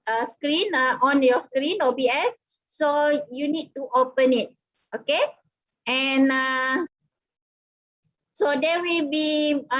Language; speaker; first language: English; non-native, local second language; Malay